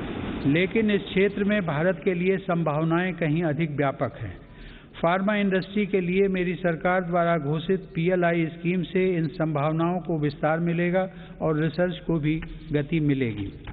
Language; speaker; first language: Hindi; native; Hindi